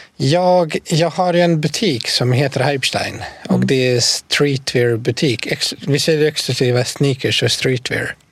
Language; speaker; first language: Swedish; non-native, fluent; Bosnian